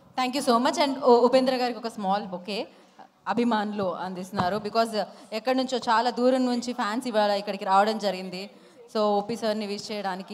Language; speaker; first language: Telugu; native; Telugu